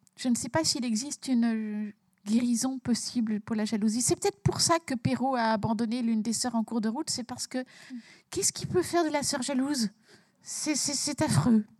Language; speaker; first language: French; early bilingual, heritage; French